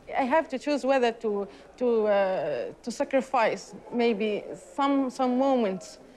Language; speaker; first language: English; non-native, fluent; Arabic